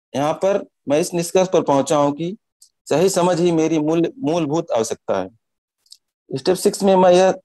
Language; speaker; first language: Hindi; native; Hindi